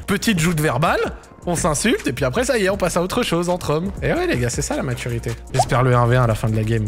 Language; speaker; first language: French; native; French